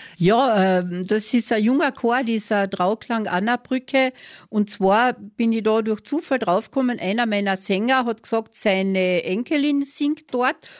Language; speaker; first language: German; native; German